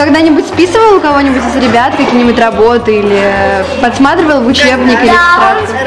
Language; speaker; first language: Russian; native; Russian